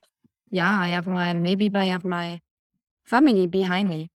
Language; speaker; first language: English; non-native, fluent; French